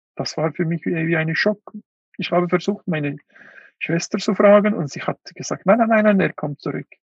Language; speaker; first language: German; non-native, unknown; Uyghur